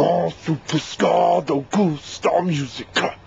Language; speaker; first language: Spanish; non-native, learner; English